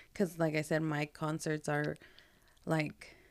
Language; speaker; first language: English; early bilingual, heritage; Spanish